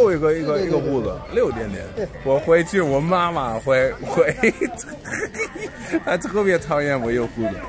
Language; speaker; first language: Chinese; non-native, fluent; English